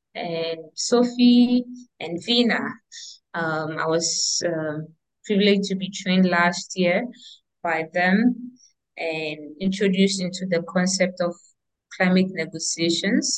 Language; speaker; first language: English; non-native, local second language; Ewe